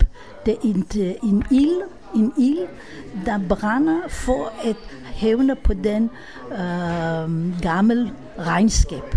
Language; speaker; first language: Danish; non-native, fluent; Hebrew